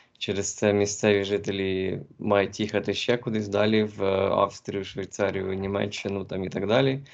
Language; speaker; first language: Ukrainian; native; Ukrainian